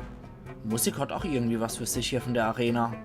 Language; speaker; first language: German; native; German